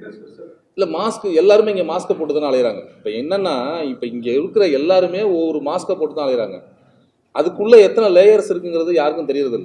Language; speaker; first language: Tamil; native; Tamil